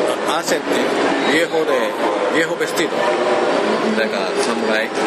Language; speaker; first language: Spanish; non-native, learner; Japanese